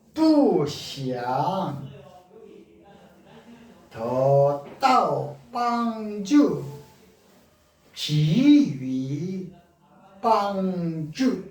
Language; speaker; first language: Chinese; non-native, learner; Korean